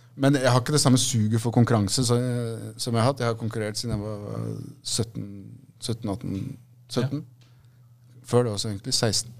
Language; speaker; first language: Norwegian; early bilingual, other home language; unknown